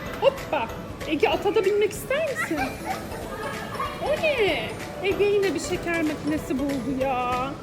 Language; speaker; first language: Turkish; native; Turkish